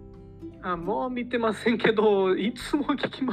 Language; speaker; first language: Japanese; non-native, learner; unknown